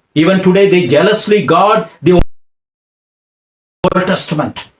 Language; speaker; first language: English; non-native, local second language; Tamil